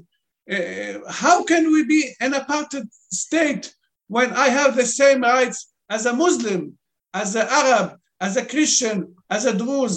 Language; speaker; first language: English; non-native, fluent; Arabic